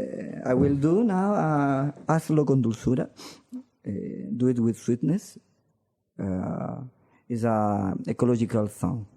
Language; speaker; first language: English; non-native, learner; Spanish